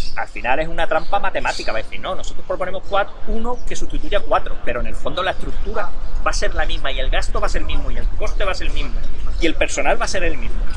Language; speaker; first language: Spanish; native; Spanish